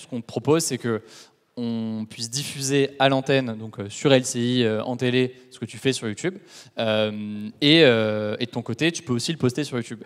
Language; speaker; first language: French; native; French